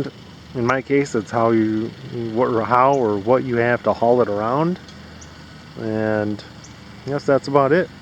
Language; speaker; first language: English; native; English